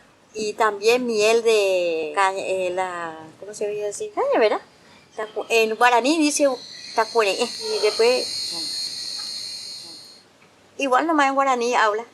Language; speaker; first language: Spanish; non-native, local second language; Guarani